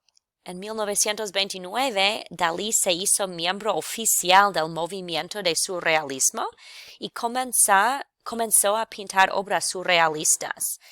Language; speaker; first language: Spanish; non-native, fluent; English